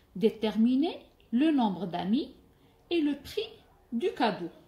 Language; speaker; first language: French; non-native, local second language; Arabic